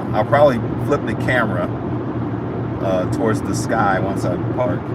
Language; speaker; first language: English; native; English